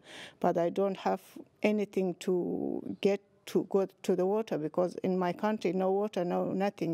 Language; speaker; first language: English; non-native, learner; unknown